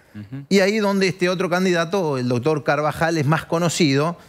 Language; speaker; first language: Spanish; native; Spanish